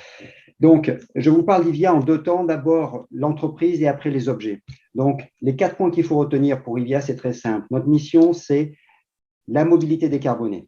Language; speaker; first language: French; native; French